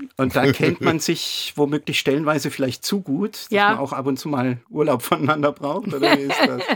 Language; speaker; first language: German; native; German